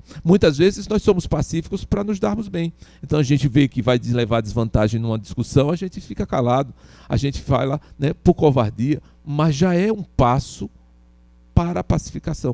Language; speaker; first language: Portuguese; native; Portuguese